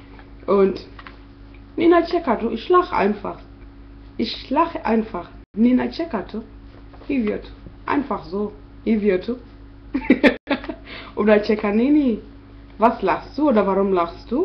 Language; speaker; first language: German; non-native, fluent; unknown